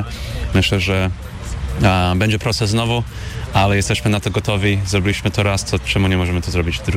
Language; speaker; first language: Polish; non-native, fluent; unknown